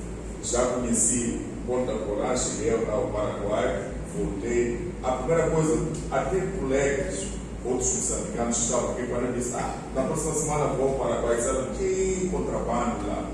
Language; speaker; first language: Portuguese; non-native, local second language; Tsonga